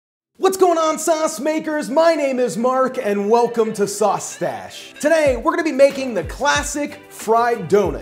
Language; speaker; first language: English; native; English